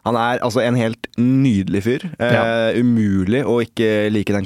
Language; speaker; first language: Norwegian; native; Norwegian